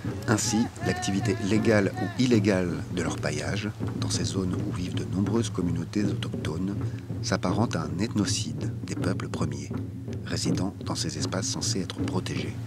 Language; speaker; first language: French; native; French